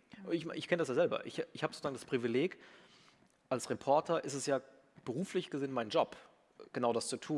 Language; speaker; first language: German; native; German